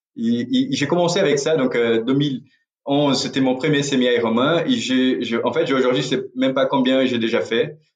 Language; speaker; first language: French; non-native, fluent; Portuguese